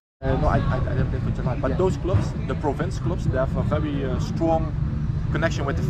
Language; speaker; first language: English; non-native, fluent; Dutch